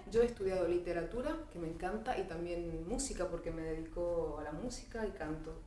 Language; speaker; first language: Spanish; early bilingual, heritage; Spanish